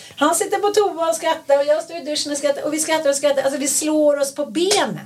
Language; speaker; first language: Swedish; native; Swedish